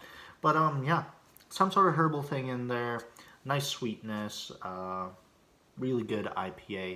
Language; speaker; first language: English; native; English